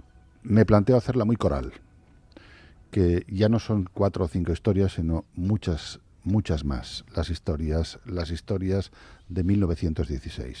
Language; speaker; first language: Spanish; native; Spanish